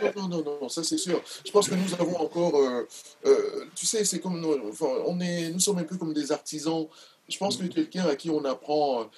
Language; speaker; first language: French; non-native, local second language; Duala